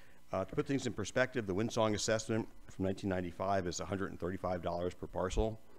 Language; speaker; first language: English; native; English